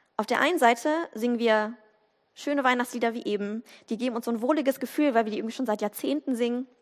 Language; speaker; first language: German; native; German